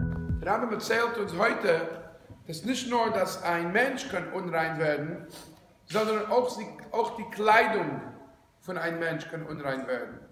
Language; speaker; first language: German; non-native, fluent; English